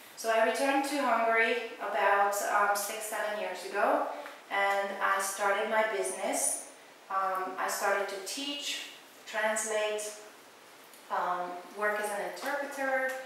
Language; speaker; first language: English; non-native, fluent; Hungarian